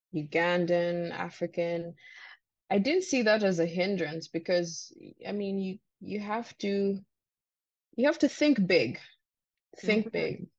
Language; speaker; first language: English; non-native, local second language; Ganda